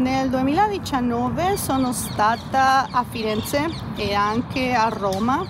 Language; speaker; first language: Italian; non-native, learner; Spanish